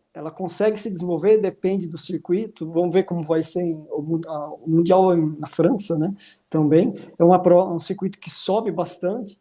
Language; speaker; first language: Portuguese; native; Portuguese